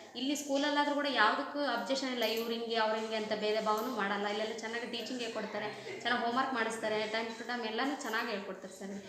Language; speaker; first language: Kannada; native; Kannada